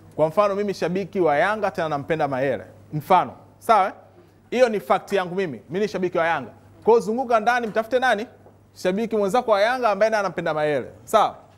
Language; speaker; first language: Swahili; native; Swahili